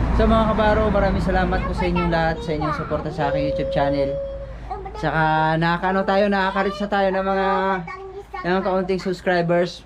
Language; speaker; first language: Filipino; non-native, local second language; Cebuano